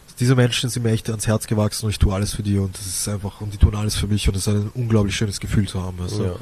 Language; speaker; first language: German; native; German